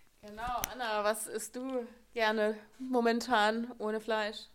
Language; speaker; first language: German; native; German